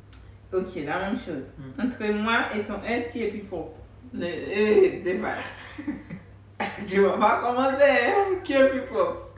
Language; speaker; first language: French; non-native, learner; Haitian Creole